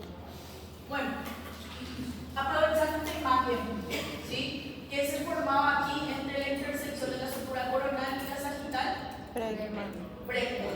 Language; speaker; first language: Spanish; native; Spanish